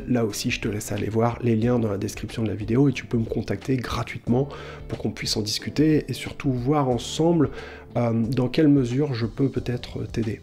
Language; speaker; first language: French; native; French